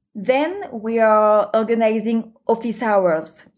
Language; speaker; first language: English; non-native, fluent; French